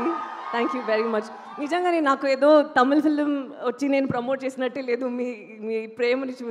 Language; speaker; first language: Telugu; non-native, local second language; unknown